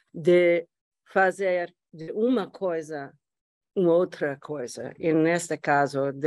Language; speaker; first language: Portuguese; non-native, fluent; English